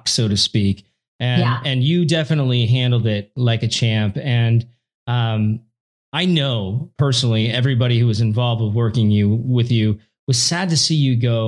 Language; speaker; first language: English; native; English